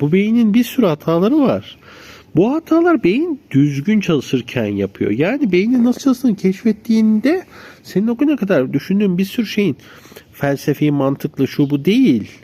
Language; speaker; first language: Turkish; native; Turkish